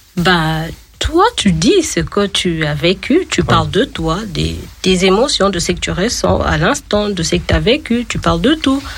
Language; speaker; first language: French; non-native, local second language; Lingala